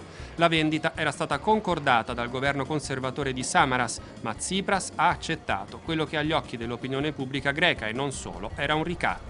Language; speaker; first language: Italian; native; Italian